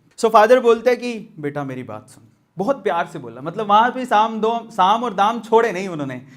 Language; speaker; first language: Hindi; native; Hindi